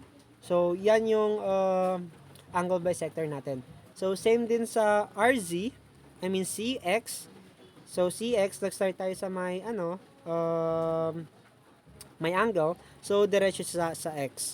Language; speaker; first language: Filipino; native; Filipino